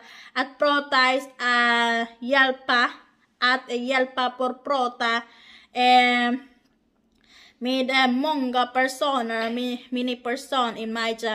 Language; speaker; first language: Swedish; non-native, learner; Filipino